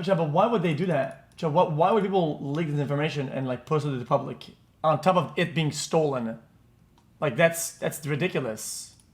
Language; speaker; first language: English; non-native, local second language; French